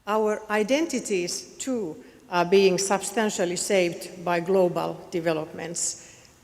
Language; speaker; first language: English; non-native, fluent; Finnish